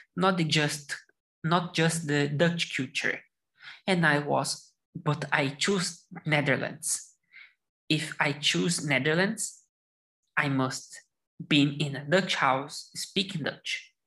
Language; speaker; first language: English; non-native, learner; Portuguese